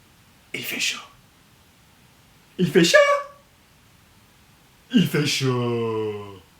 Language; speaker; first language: French; non-native, fluent; English